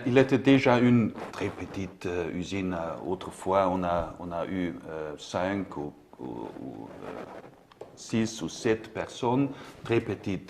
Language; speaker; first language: French; non-native, learner; German